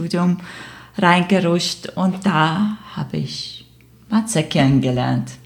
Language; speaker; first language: German; non-native, fluent; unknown